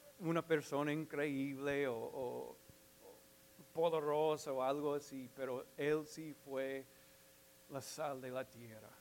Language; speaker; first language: Spanish; non-native, fluent; English